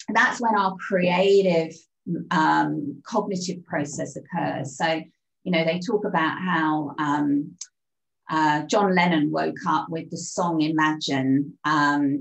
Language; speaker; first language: English; native; English